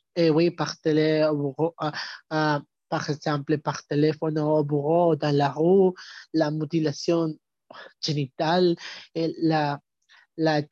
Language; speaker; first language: French; non-native, learner; Spanish